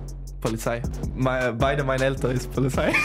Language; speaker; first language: German; non-native, learner; Swedish